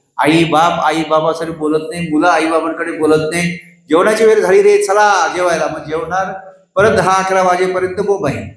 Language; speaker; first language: Marathi; non-native, local second language; Hindi